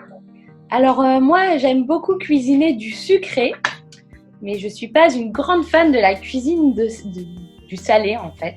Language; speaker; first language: French; native; French